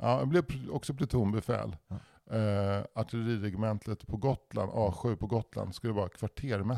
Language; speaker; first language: Swedish; native; Swedish